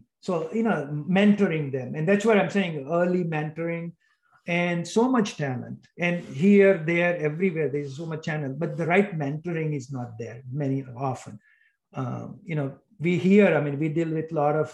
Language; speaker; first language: English; non-native, local second language; Gujarati